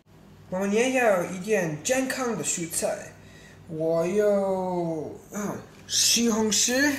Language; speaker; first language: Chinese; non-native, learner; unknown